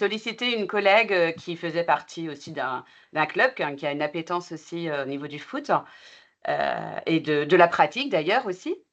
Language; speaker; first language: French; native; French